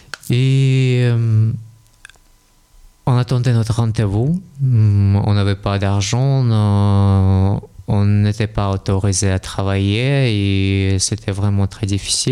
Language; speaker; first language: French; non-native, learner; Russian